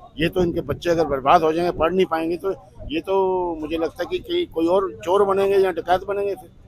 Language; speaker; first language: Hindi; non-native, local second language; Dogri